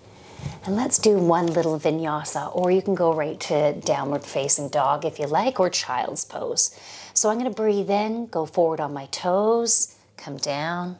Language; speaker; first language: English; native; English